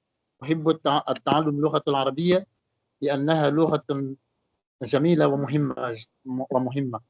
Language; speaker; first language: Arabic; non-native, learner; Comorian